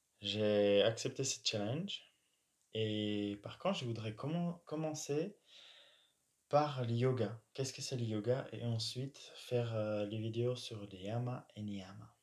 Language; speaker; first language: French; non-native, fluent; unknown